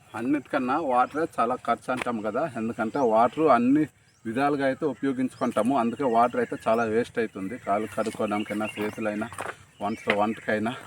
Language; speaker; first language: Telugu; native; Telugu